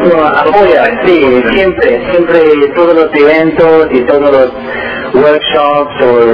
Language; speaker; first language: Spanish; early bilingual, heritage; Spanish